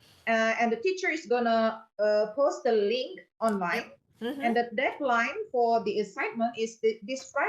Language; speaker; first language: English; non-native, fluent; Indonesian